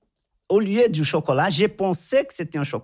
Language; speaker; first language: French; non-native, fluent; Portuguese